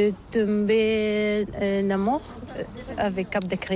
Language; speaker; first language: French; non-native, learner; Bulgarian